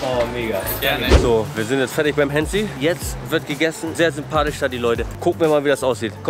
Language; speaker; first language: German; native; German